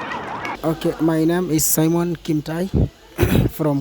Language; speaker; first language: English; non-native, learner; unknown